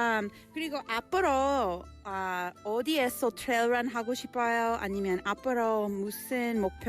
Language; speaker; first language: Korean; non-native, learner; English